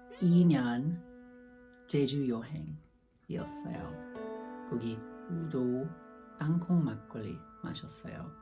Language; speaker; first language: Korean; non-native, learner; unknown